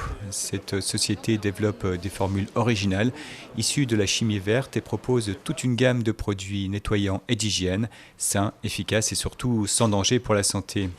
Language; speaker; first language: French; native; French